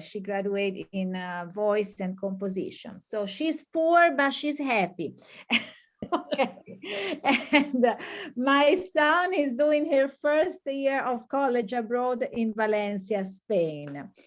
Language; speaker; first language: English; non-native, fluent; Italian